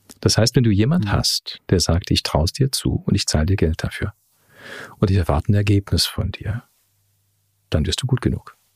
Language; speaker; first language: German; early bilingual, heritage; German